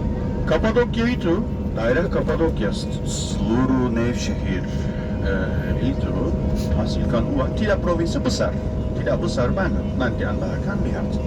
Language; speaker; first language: Indonesian; non-native, fluent; Turkish